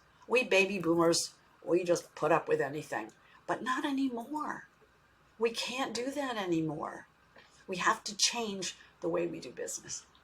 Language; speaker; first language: English; native; English